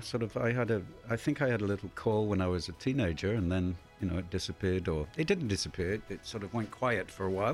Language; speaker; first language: English; native; English